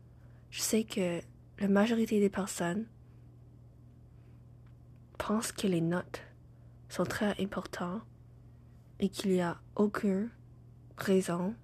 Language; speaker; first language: French; non-native, learner; English